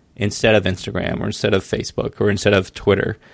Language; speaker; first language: English; native; English